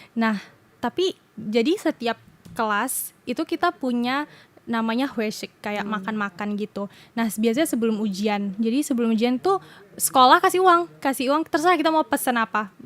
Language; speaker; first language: Indonesian; native; Indonesian